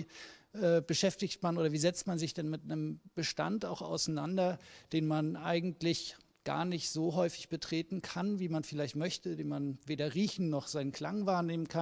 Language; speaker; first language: German; native; German